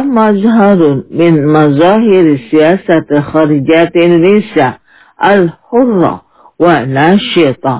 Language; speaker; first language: Arabic; non-native, fluent; Indonesian